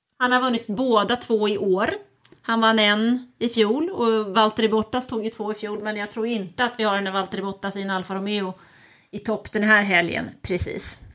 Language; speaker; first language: Swedish; early bilingual, other home language; German